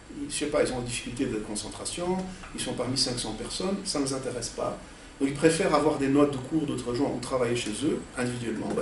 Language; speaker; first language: French; non-native, fluent; Portuguese